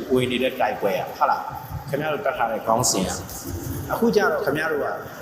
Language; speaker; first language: Burmese; native; Burmese